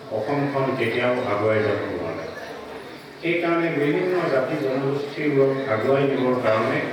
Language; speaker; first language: Assamese; non-native, local second language; Mising